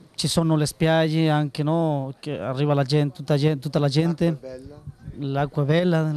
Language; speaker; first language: Italian; non-native, learner; Spanish